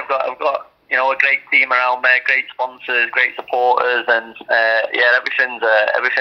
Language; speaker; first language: English; native; English